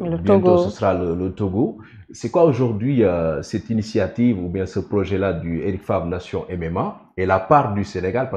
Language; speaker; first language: French; non-native, local second language; Wolof